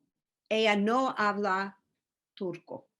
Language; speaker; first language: Spanish; non-native, learner; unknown